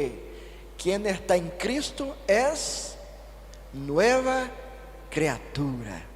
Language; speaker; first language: Spanish; non-native, fluent; Portuguese